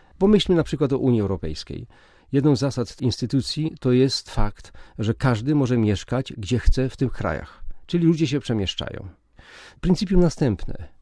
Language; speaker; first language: Polish; native; Polish